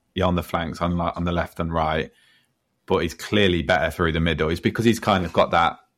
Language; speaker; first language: English; native; English